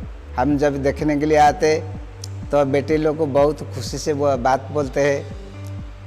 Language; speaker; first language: Hindi; non-native, local second language; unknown